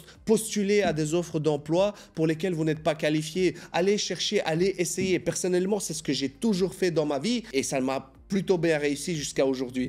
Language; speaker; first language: French; native; French